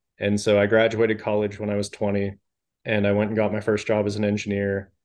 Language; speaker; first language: English; native; English